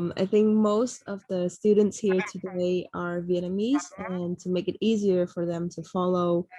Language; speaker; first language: English; non-native, fluent; Vietnamese